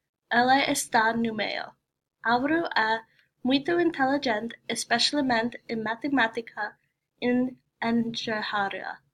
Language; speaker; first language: Portuguese; non-native, learner; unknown